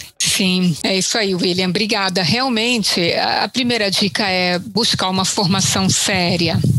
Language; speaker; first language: Portuguese; early bilingual, other home language; Italian